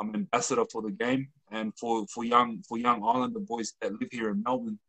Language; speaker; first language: English; native; English